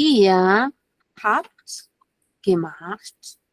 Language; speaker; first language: German; non-native, fluent; Spanish